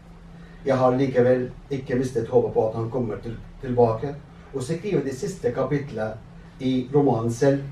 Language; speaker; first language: Norwegian; non-native, fluent; Arabic